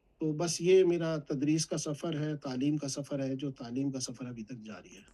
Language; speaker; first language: Urdu; native; Urdu